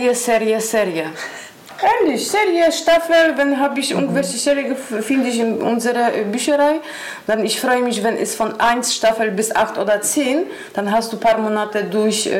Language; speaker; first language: German; non-native, learner; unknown